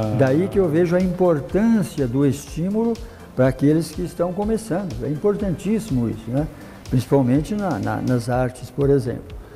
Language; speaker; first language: Portuguese; early bilingual, other home language; Italian